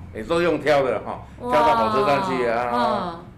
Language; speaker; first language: Chinese; native; Chinese